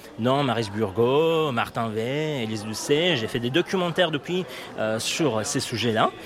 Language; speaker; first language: French; non-native, fluent; Persian